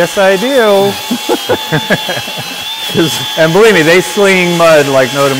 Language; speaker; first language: English; native; English